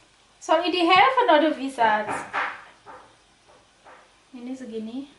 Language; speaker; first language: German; non-native, fluent; Indonesian